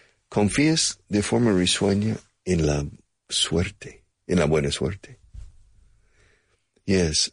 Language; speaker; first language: Spanish; non-native, fluent; English